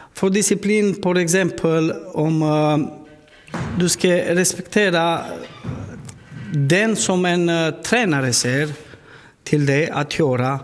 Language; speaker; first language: Swedish; non-native, learner; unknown